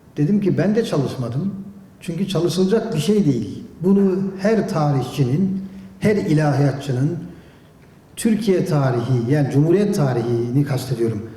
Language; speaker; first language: Turkish; native; Turkish